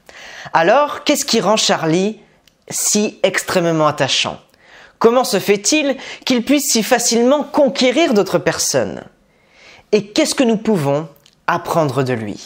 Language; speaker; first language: French; native; French